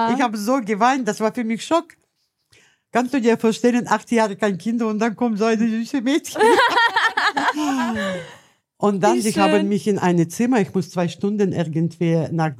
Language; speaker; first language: German; non-native, learner; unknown